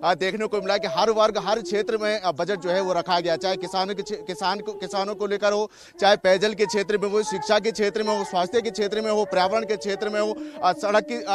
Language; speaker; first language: Hindi; native; Hindi